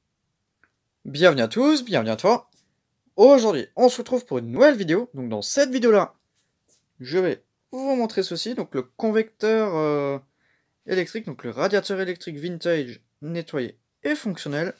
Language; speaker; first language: French; native; French